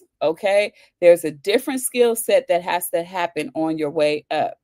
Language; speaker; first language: English; native; English